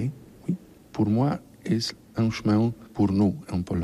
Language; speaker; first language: French; non-native, learner; Polish